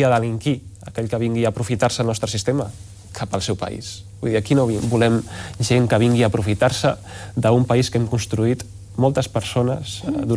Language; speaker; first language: Catalan; native; Catalan